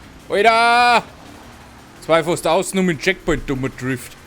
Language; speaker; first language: German; native; German